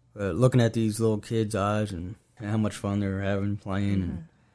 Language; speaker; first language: English; native; English